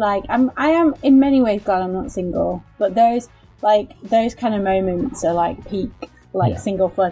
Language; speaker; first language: English; native; English